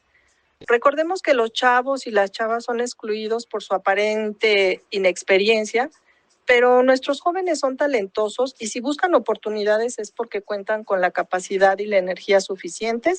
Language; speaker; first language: Spanish; native; Spanish